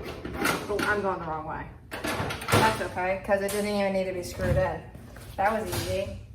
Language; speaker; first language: English; native; English